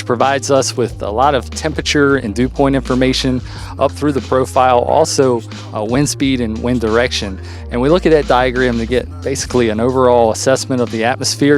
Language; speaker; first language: English; native; English